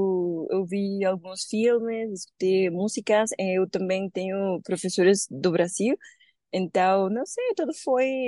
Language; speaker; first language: Portuguese; non-native, learner; Spanish